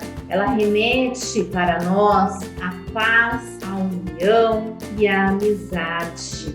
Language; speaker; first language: Portuguese; native; Portuguese